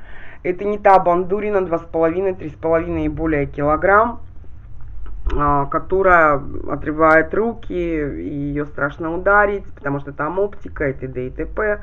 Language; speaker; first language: Russian; native; Russian